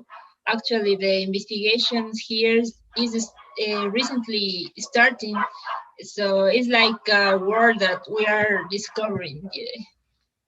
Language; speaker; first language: English; non-native, learner; Spanish